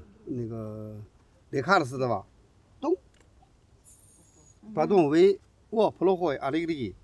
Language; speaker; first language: Russian; non-native, learner; Chinese